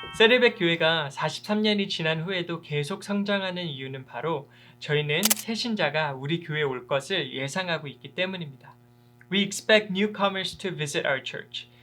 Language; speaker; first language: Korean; early bilingual, heritage; Korean